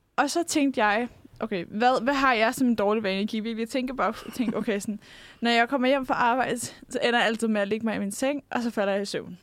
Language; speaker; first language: Danish; native; Danish